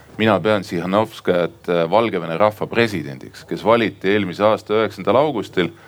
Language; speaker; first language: Estonian; native; Estonian